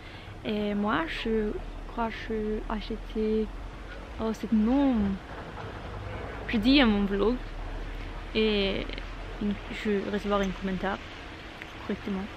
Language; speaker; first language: French; non-native, learner; Norwegian